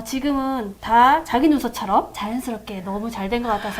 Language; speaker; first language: Korean; native; Korean